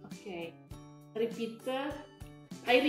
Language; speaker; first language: English; non-native, fluent; Indonesian